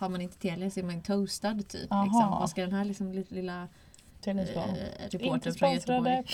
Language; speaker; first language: Swedish; native; Swedish